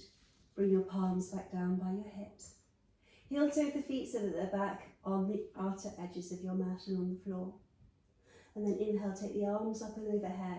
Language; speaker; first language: English; native; English